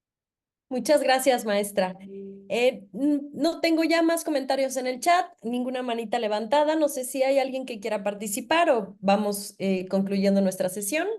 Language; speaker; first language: Spanish; native; Spanish